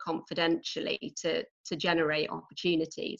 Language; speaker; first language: English; native; English